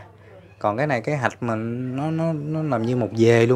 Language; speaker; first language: Vietnamese; native; Vietnamese